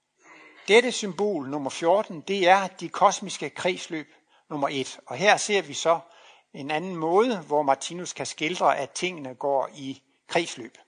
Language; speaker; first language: Danish; native; Danish